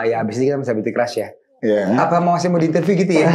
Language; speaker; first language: Indonesian; native; Indonesian